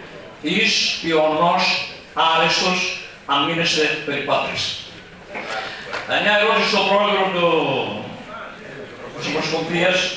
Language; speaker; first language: Greek; early bilingual, heritage; Greek